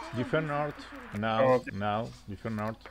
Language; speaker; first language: English; non-native, learner; Spanish